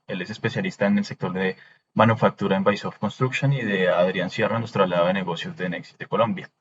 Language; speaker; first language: Spanish; native; Spanish